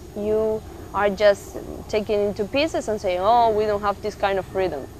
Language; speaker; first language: English; non-native, fluent; Spanish